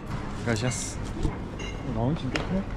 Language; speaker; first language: Spanish; non-native, learner; Korean